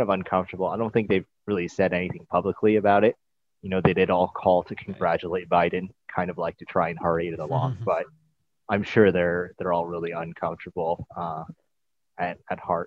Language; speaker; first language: English; native; English